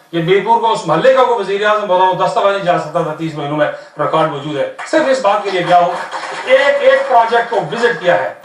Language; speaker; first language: Urdu; non-native, local second language; Pahari-Potwari